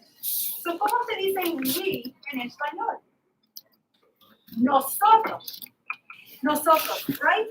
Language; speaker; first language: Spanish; non-native, fluent; English